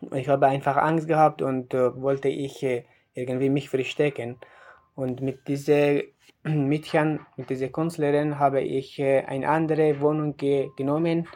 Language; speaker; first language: German; non-native, learner; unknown